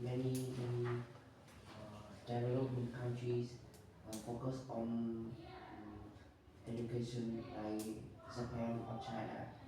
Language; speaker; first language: English; non-native, learner; Vietnamese